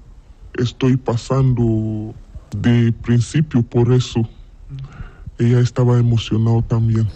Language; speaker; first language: Spanish; non-native, learner; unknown